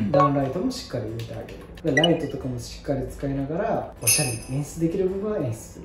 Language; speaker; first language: Japanese; native; Japanese